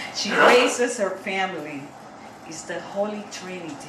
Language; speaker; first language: English; non-native, fluent; Spanish